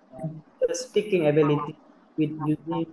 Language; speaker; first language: English; non-native, learner; Indonesian